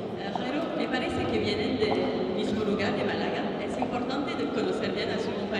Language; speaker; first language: Spanish; non-native, fluent; French